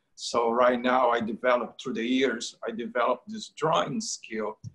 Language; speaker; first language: English; non-native, fluent; Portuguese